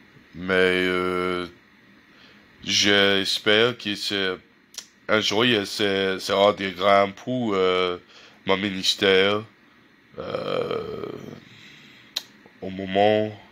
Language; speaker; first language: French; non-native, learner; English